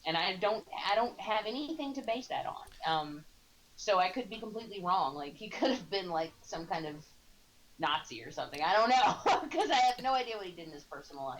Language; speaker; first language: English; native; English